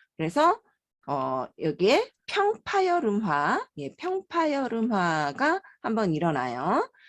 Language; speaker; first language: Korean; native; Korean